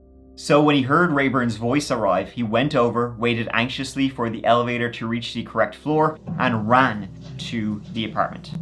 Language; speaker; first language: English; native; English